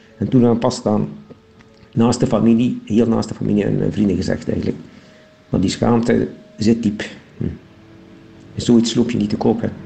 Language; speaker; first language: Dutch; native; Dutch